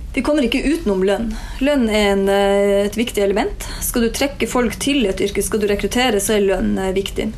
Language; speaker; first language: Norwegian; native; Norwegian